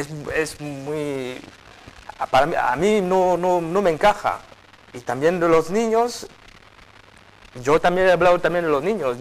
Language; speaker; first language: Spanish; non-native, fluent; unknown